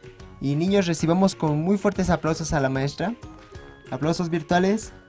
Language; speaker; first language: Spanish; native; Spanish